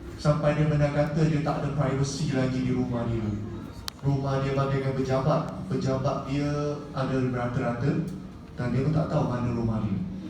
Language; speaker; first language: Malay; non-native, local second language; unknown